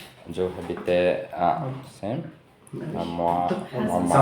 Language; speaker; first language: French; non-native, learner; Bangla